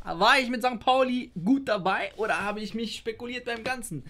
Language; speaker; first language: German; native; German